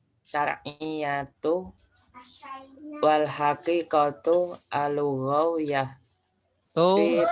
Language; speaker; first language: Arabic; non-native, learner; Indonesian